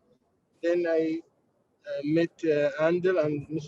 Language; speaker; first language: English; non-native, learner; Arabic